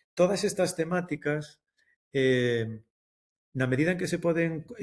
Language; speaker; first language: Spanish; native; Spanish